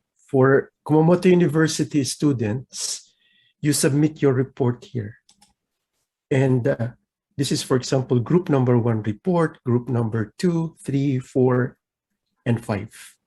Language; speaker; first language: English; non-native, fluent; Japanese